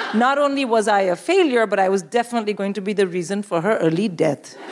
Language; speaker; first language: English; non-native, local second language; Hindi